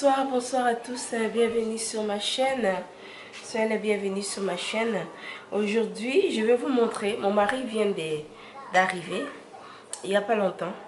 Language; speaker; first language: French; non-native, local second language; Lingala